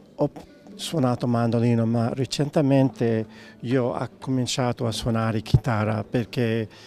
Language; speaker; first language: Italian; non-native, learner; English